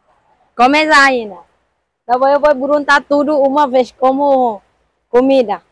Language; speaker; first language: Portuguese; non-native, learner; Vietnamese